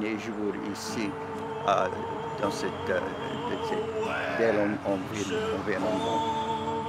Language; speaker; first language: French; native; French